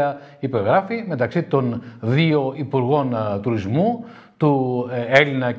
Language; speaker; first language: Greek; native; Greek